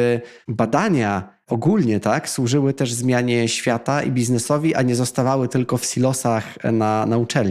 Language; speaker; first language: Polish; native; Polish